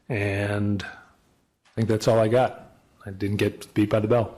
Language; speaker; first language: English; native; English